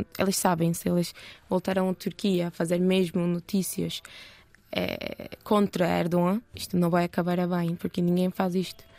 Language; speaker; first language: Portuguese; non-native, learner; Turkish